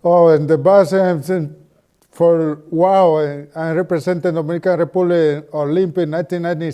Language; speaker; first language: English; non-native, learner; Spanish